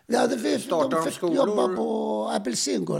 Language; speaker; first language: Swedish; non-native, fluent; Arabic